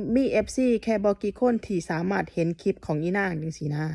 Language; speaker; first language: Thai; native; Thai